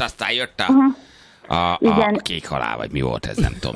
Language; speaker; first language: Hungarian; native; Hungarian